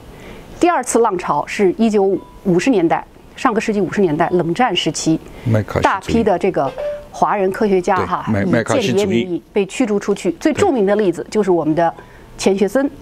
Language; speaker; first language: Chinese; native; Chinese